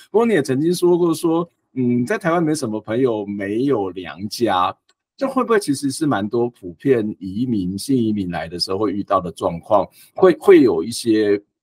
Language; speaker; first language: Chinese; native; Chinese